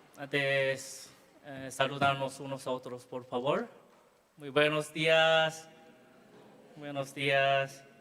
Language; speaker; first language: Spanish; non-native, learner; Korean